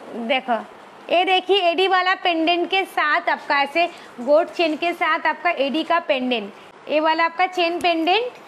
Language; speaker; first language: Hindi; non-native, local second language; Bangla